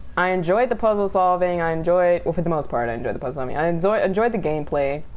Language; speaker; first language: English; native; English